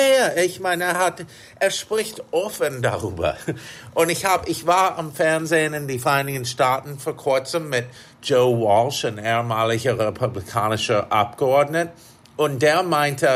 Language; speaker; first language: German; non-native, fluent; English